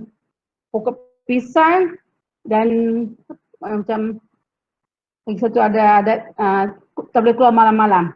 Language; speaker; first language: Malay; non-native, local second language; Telugu